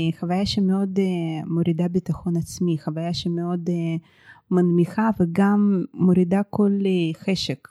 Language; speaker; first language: Hebrew; early bilingual, other home language; Russian